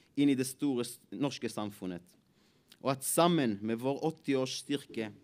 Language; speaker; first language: Norwegian; non-native, fluent; Hebrew